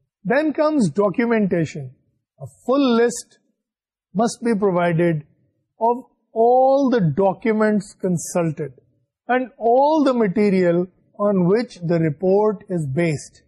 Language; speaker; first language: English; non-native, local second language; Urdu